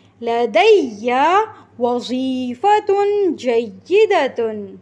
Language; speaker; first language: Arabic; non-native, fluent; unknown